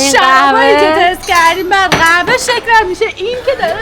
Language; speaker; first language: Persian; native; Persian